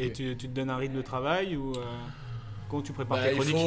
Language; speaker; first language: French; native; French